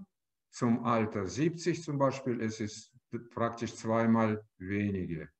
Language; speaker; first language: German; non-native, fluent; Russian